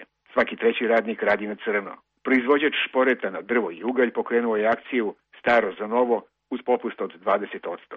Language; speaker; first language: Croatian; native; Croatian